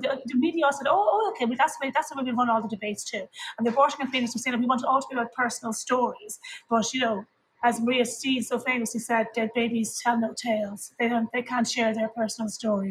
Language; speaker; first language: English; native; English